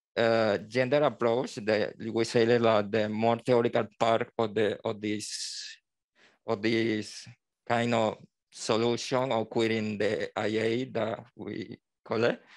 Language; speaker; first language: English; non-native, learner; Spanish